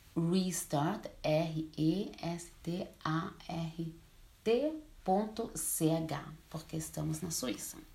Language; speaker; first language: Portuguese; early bilingual, heritage; Portuguese